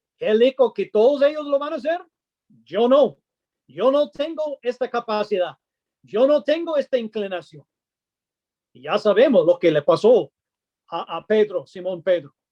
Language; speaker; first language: Spanish; non-native, fluent; English